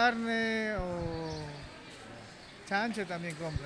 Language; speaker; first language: Spanish; native; Spanish